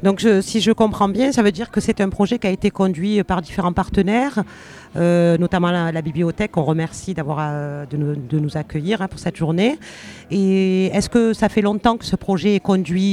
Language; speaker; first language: French; native; French